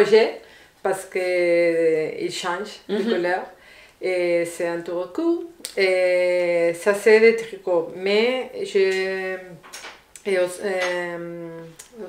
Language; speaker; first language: French; non-native, learner; Spanish